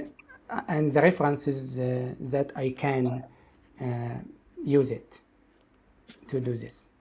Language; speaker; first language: English; non-native, local second language; Arabic